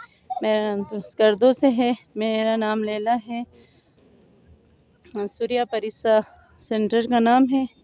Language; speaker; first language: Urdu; non-native, local second language; Balti